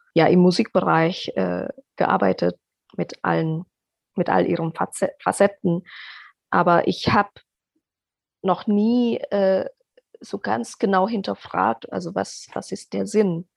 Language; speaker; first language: German; non-native, fluent; Indonesian